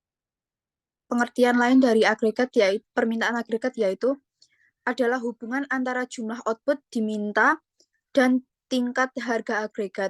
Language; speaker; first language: Indonesian; native; Indonesian